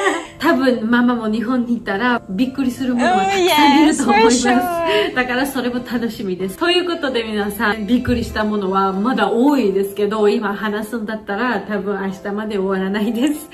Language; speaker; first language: Japanese; non-native, fluent; Georgian